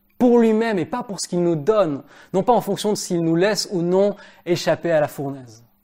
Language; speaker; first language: French; native; French